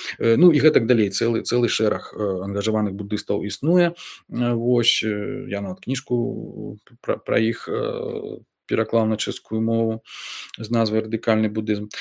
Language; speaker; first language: Belarusian; non-native, local second language; Russian